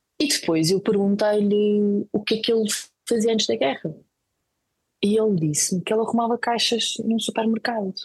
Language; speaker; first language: Portuguese; early bilingual, other home language; Ukrainian